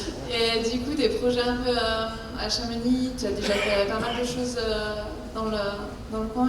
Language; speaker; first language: French; native; French